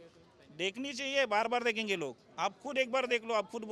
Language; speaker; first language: Hindi; native; Hindi